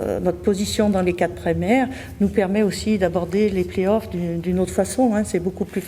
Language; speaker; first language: French; native; French